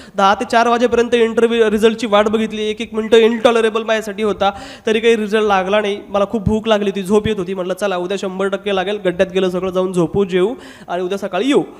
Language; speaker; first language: Marathi; non-native, local second language; Hindi